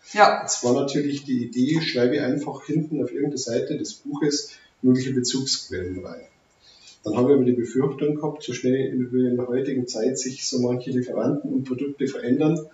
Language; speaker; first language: German; native; German